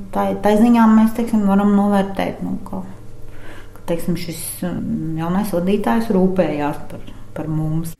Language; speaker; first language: Latvian; native; Latvian